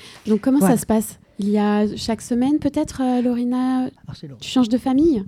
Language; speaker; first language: French; native; French